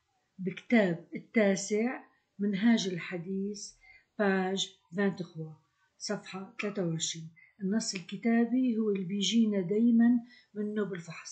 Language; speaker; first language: Arabic; native; Arabic